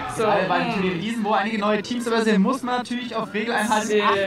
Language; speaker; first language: German; native; German